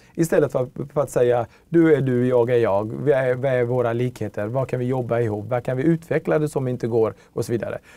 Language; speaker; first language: Swedish; early bilingual, other home language; Tigrinya